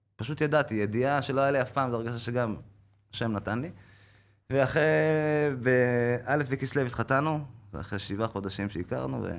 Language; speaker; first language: Hebrew; native; Hebrew